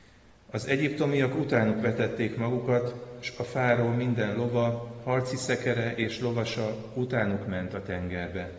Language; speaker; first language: Hungarian; native; Hungarian